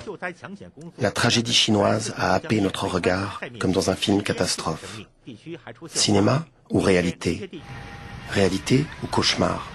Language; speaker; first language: French; native; French